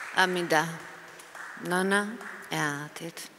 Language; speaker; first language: Italian; non-native, learner; Albanian